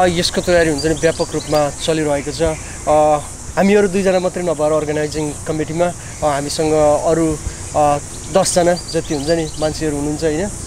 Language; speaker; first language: Nepali; native; Nepali